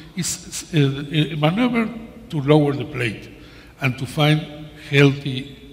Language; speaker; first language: English; non-native, learner; Spanish